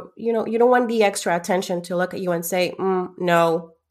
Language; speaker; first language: English; early bilingual, other home language; Spanish